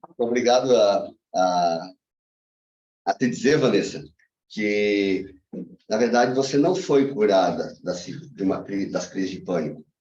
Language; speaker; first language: Portuguese; native; Portuguese